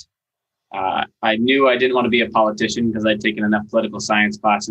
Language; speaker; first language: English; native; English